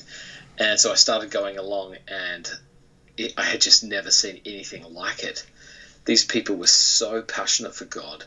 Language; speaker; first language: English; native; English